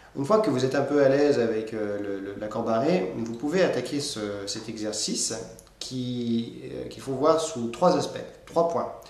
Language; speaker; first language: French; native; French